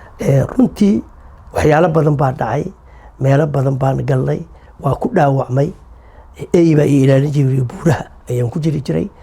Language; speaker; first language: Somali; native; Somali